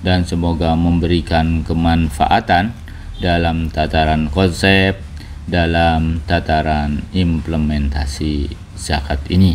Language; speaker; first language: Indonesian; native; Indonesian